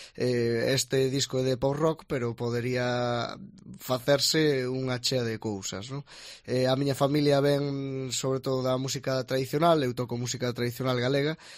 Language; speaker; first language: Galician; native; Galician